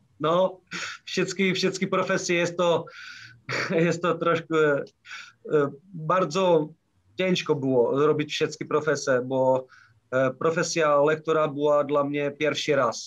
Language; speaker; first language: Polish; non-native, learner; Czech